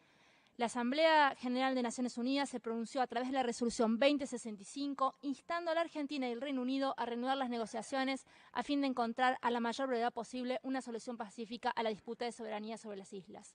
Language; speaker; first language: Spanish; native; Spanish